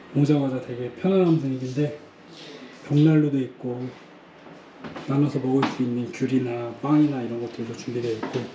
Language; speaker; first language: Korean; native; Korean